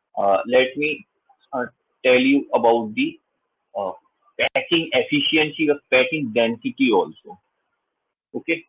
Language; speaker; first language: English; non-native, local second language; Hindi